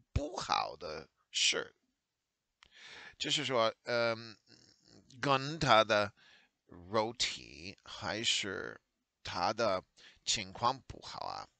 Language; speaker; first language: Chinese; non-native, learner; English